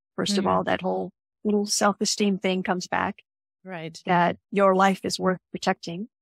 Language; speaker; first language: English; native; English